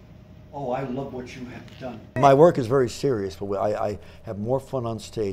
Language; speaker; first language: English; native; English